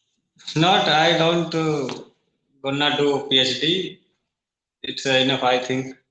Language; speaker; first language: English; non-native, learner; Hindi